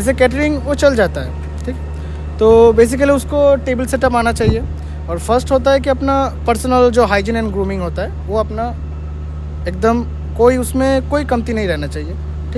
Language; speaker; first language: Hindi; non-native, local second language; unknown